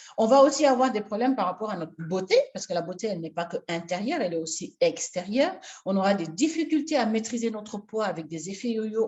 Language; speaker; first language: French; non-native, local second language; Wolof